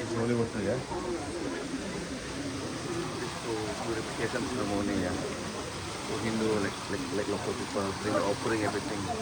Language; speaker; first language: English; non-native, learner; Balinese